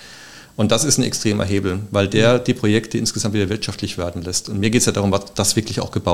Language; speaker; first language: German; native; German